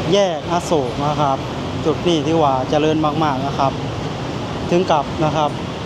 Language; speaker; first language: Thai; native; Thai